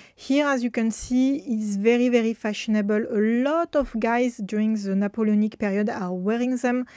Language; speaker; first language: English; non-native, fluent; French